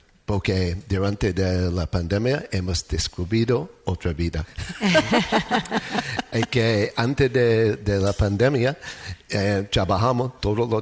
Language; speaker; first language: Spanish; non-native, learner; English